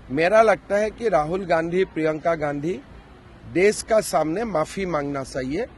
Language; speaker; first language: Hindi; non-native, local second language; Assamese